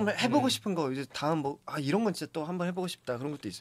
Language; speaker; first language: Korean; native; Korean